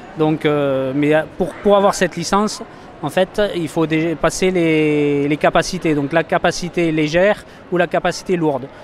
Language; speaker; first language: French; native; French